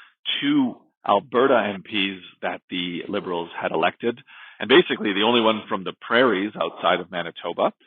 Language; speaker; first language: English; native; English